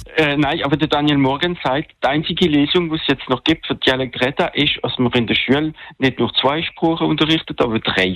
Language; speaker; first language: German; non-native, local second language; French